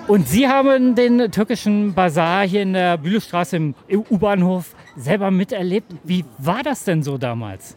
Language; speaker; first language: German; native; German